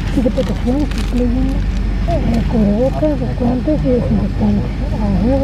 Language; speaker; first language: Spanish; native; Spanish